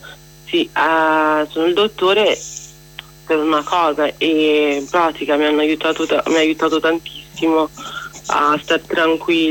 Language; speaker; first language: Italian; non-native, fluent; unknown